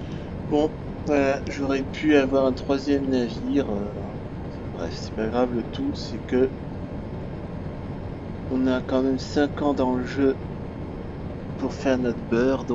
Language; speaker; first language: French; native; French